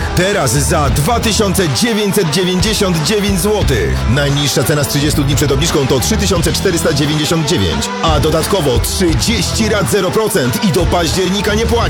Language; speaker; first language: Polish; native; Polish